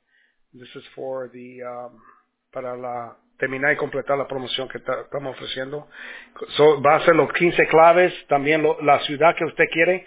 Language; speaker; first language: Spanish; early bilingual, heritage; Spanish